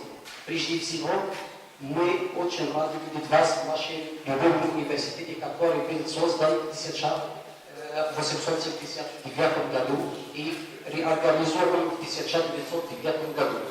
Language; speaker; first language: Russian; non-native, fluent; Arabic